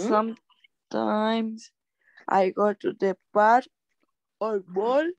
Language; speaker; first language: English; non-native, learner; Spanish